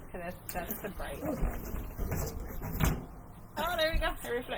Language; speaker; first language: English; native; English